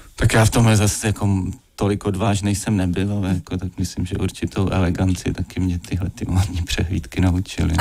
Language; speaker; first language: Czech; native; Czech